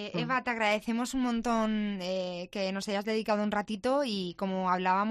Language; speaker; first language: Spanish; native; Spanish